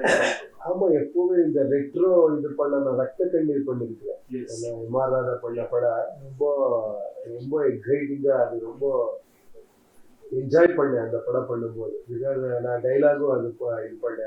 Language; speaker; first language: Tamil; non-native, learner; Kannada